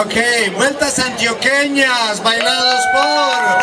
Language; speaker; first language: Spanish; native; Spanish